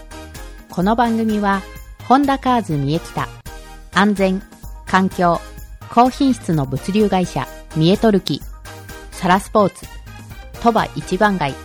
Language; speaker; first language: Japanese; native; Japanese